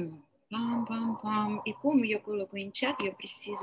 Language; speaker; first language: Spanish; non-native, fluent; Russian